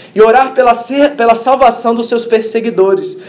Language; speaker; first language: Portuguese; native; Portuguese